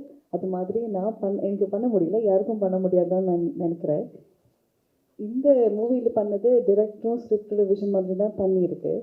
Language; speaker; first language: Tamil; early bilingual, heritage; Tamil